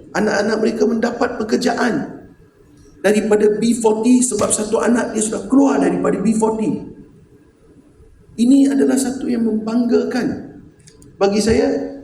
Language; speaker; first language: Malay; non-native, local second language; Tamil